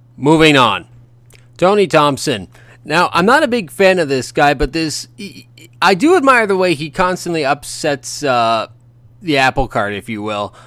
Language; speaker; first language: English; native; English